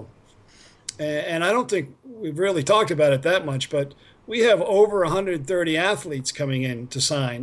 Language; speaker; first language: English; native; English